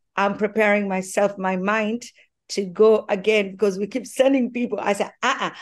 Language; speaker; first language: English; non-native, local second language; Swahili